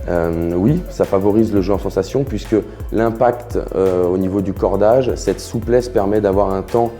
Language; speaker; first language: French; native; French